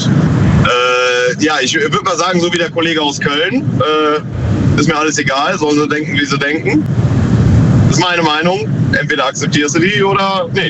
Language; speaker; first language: German; native; German